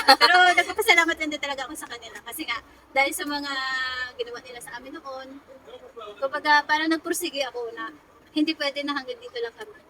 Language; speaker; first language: Filipino; non-native, local second language; Hiligaynon